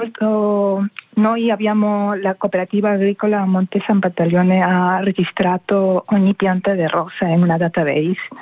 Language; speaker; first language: Italian; non-native, fluent; Spanish